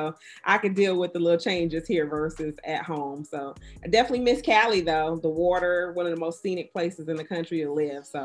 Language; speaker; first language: English; native; English